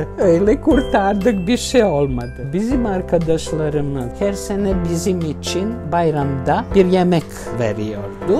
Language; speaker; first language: Turkish; non-native, fluent; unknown